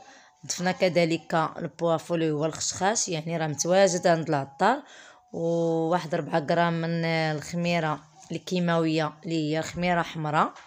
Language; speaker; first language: Arabic; native; Arabic